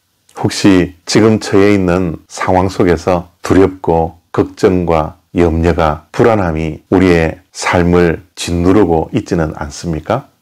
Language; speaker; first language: Korean; native; Korean